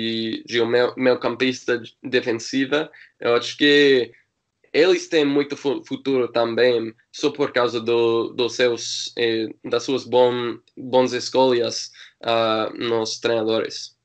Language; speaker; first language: Portuguese; non-native, learner; English